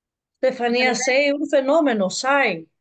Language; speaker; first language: Italian; non-native, learner; Greek